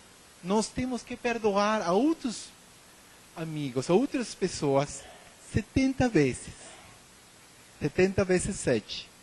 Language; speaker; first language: Portuguese; non-native, learner; Spanish